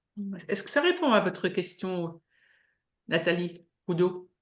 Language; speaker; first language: French; native; French